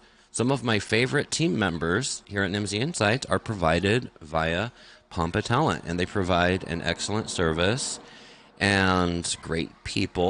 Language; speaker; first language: English; native; English